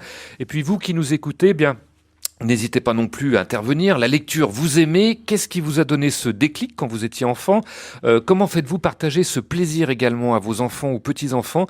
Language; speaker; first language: French; native; French